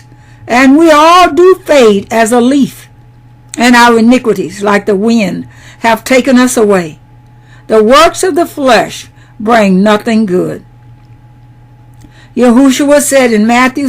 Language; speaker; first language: English; native; English